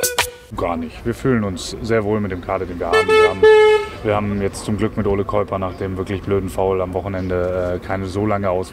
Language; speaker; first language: German; native; German